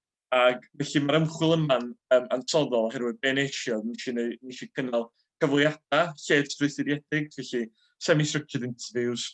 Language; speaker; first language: Welsh; native; Welsh